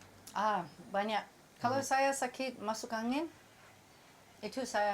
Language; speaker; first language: Indonesian; non-native, fluent; English